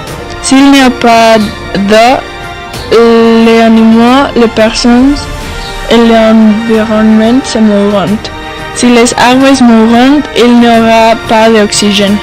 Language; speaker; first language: French; non-native, learner; Spanish